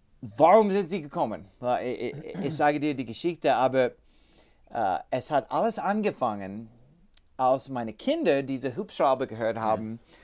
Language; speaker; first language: German; non-native, learner; English